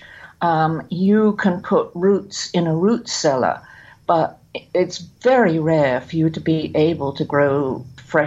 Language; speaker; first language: English; native; English